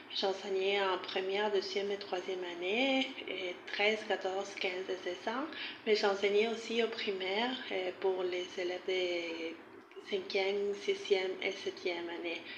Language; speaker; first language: French; non-native, fluent; Spanish